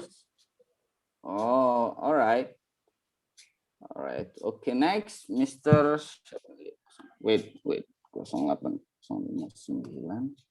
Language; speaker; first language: English; non-native, learner; Indonesian